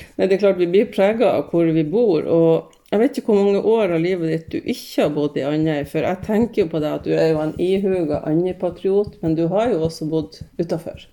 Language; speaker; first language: Norwegian; native; Norwegian